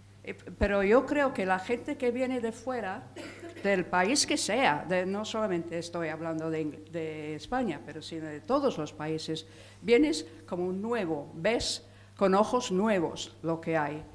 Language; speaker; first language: Spanish; non-native, fluent; English